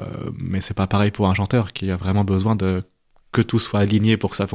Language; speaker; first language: French; native; French